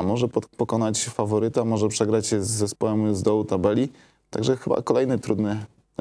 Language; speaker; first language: Polish; native; Polish